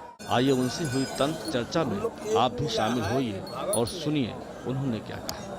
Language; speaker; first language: Hindi; native; Hindi